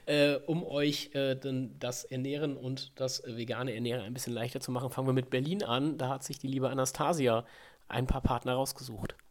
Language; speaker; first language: German; native; German